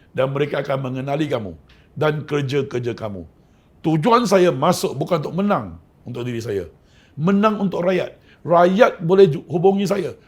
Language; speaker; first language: Malay; non-native, local second language; Chinese